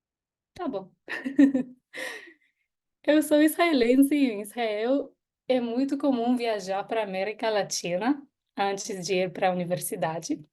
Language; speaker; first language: Portuguese; non-native, fluent; Hebrew